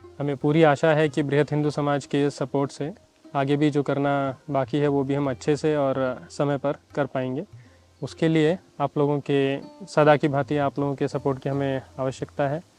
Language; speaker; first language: Hindi; native; Hindi